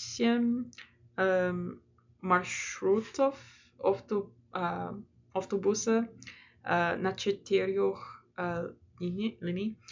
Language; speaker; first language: Russian; non-native, learner; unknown